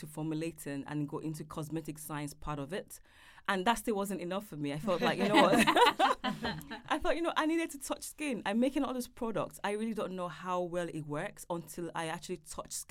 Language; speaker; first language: English; non-native, local second language; Yoruba